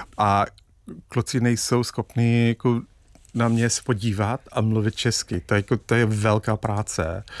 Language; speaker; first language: Czech; non-native, fluent; English